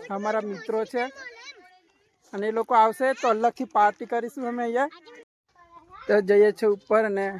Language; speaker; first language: Gujarati; non-native, local second language; Rathawi